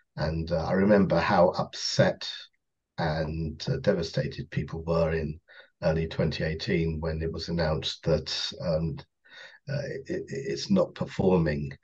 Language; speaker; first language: English; native; English